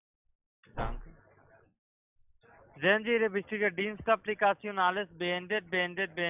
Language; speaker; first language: German; non-native, learner; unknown